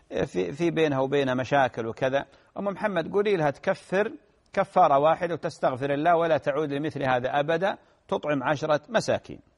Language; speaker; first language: Arabic; native; Arabic